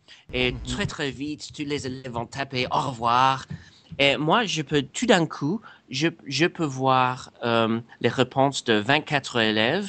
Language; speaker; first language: French; non-native, fluent; English